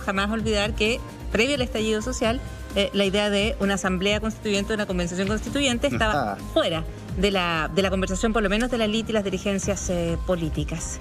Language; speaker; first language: Spanish; native; Spanish